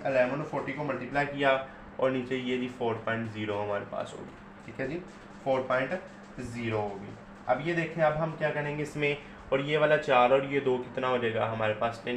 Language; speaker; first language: Hindi; non-native, local second language; Punjabi